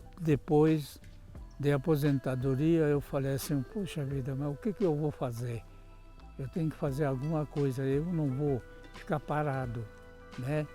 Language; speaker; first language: Portuguese; non-native, local second language; Japanese